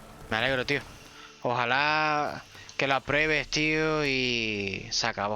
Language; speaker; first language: Spanish; native; Spanish